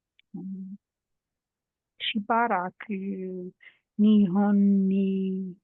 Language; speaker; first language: Japanese; non-native, learner; English